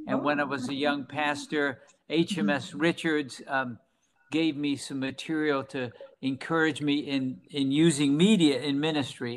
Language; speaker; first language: English; native; English